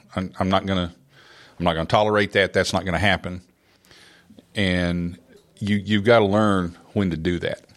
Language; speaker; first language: English; native; English